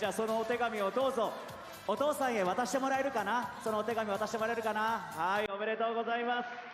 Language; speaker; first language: Japanese; native; Japanese